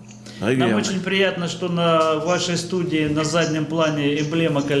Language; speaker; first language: Russian; native; Russian